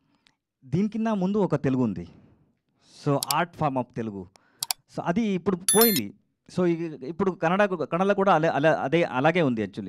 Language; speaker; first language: Telugu; non-native, learner; Kannada